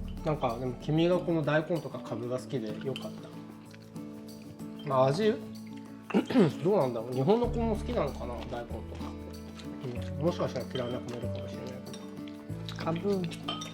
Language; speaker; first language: Japanese; native; Japanese